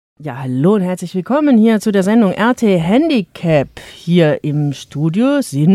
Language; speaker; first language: German; native; German